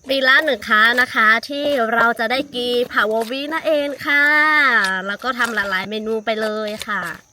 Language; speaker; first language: Thai; non-native, local second language; Lahu